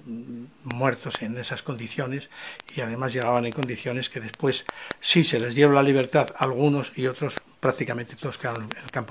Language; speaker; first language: Spanish; native; Spanish